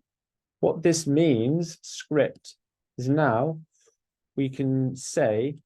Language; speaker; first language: English; native; English